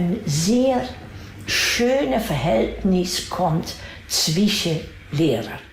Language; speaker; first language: German; non-native, fluent; Dutch